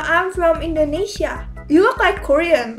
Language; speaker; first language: English; non-native, learner; Indonesian